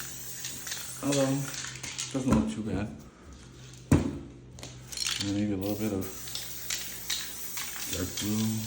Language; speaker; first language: English; native; English